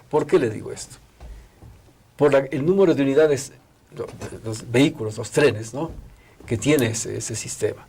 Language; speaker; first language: Spanish; native; Spanish